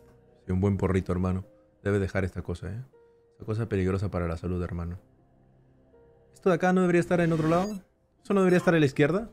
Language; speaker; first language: Spanish; native; Spanish